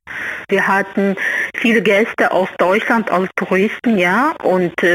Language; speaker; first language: German; non-native, learner; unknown